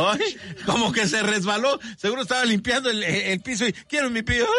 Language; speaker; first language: Spanish; native; Spanish